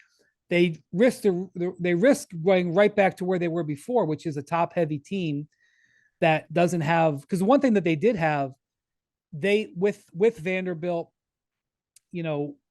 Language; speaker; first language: English; native; English